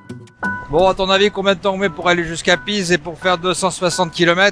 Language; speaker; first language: French; native; French